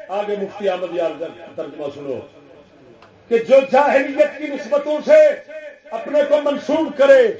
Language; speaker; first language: Urdu; non-native, local second language; Punjabi